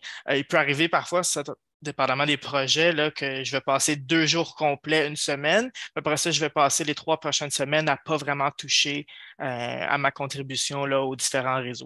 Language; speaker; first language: French; native; French